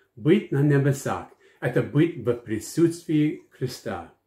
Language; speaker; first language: Russian; non-native, fluent; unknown